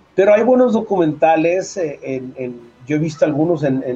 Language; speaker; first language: Spanish; native; Spanish